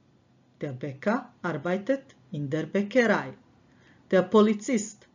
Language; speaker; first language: German; non-native, fluent; Croatian